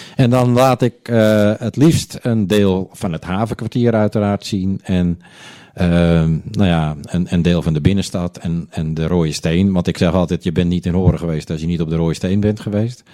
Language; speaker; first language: Dutch; native; Dutch